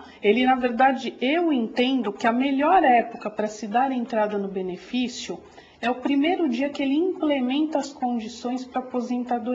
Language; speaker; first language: Portuguese; native; Portuguese